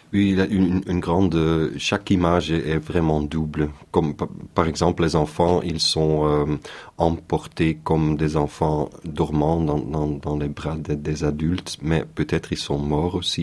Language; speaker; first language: French; non-native, local second language; Dutch